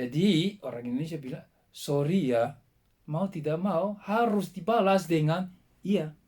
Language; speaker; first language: Indonesian; non-native, fluent; Dutch